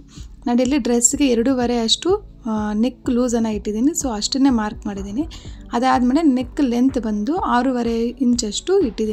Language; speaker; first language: Kannada; native; Kannada